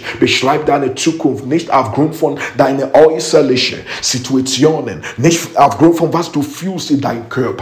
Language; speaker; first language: German; non-native, fluent; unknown